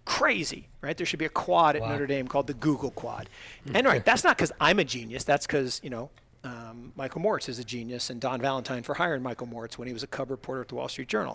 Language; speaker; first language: English; native; English